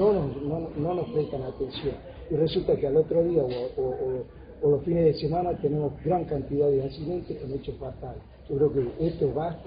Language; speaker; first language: Spanish; native; Spanish